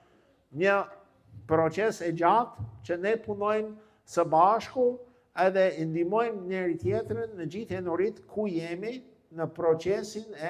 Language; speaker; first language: Albanian; non-native, fluent; English